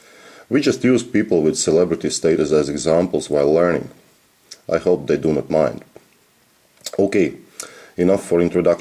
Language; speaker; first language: English; non-native, fluent; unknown